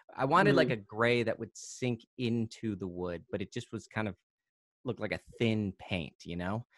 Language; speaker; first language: English; native; English